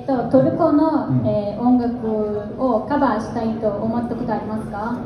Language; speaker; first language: Japanese; non-native, fluent; Turkish